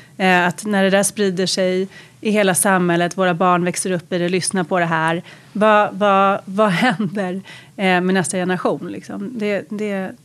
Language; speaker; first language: Swedish; native; Swedish